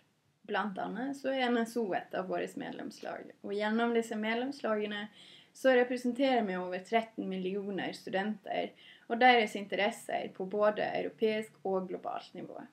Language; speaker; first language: Norwegian; non-native, fluent; English